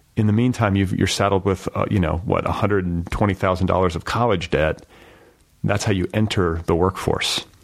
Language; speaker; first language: English; native; English